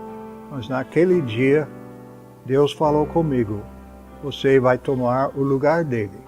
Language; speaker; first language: Portuguese; non-native, fluent; English